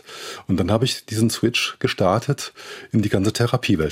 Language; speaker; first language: German; native; German